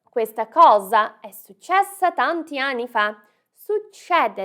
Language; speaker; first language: Italian; non-native, fluent; Portuguese